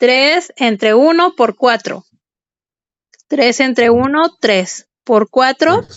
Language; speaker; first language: Spanish; native; Spanish